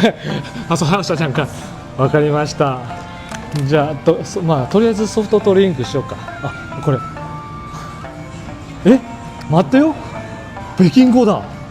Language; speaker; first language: Japanese; non-native, fluent; Chinese